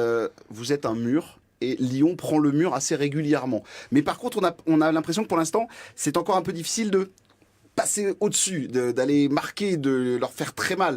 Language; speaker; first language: French; native; French